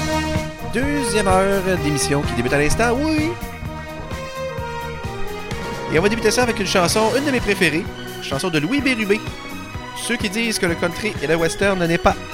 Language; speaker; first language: French; native; French